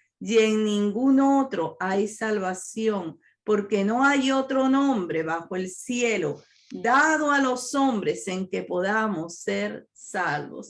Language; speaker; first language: Spanish; native; Spanish